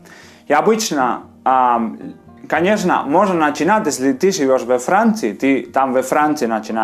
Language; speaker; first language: Russian; non-native, fluent; Spanish